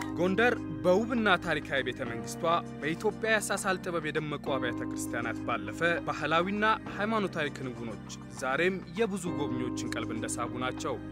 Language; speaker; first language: Amharic; native; Amharic